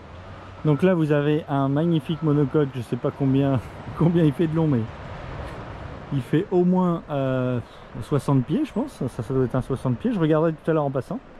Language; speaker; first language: French; native; French